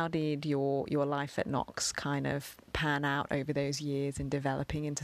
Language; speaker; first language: English; native; English